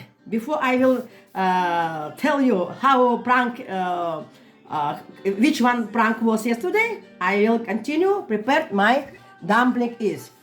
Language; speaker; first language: English; non-native, learner; Russian